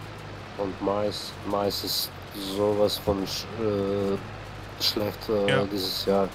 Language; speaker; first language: German; non-native, fluent; Slovenian